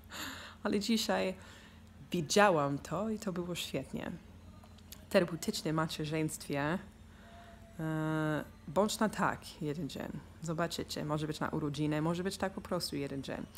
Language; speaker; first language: Polish; early bilingual, heritage; Polish